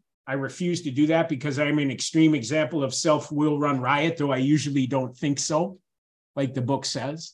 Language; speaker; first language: English; native; English